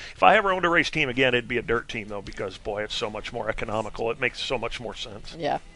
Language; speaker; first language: English; native; English